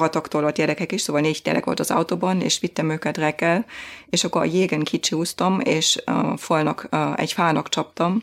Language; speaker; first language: Hungarian; non-native, fluent; German